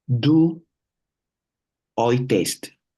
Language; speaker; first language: German; non-native, learner; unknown